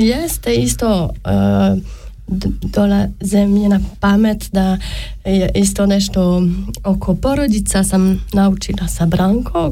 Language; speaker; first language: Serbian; non-native, learner; French